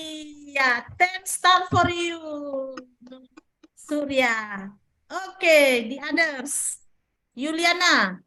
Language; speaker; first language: English; non-native, learner; Indonesian